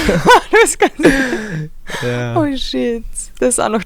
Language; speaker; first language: German; native; German